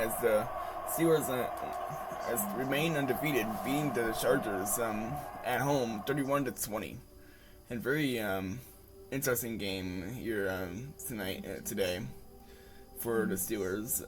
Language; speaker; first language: English; native; English